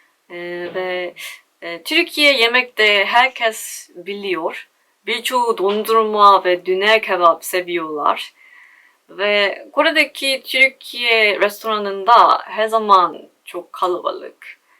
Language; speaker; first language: Turkish; non-native, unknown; Korean